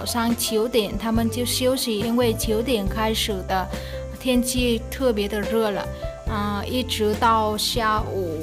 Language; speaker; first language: Chinese; non-native, fluent; Vietnamese